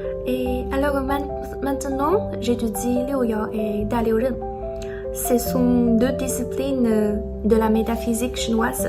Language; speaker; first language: French; non-native, learner; Chinese